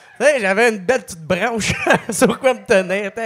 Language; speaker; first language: French; native; French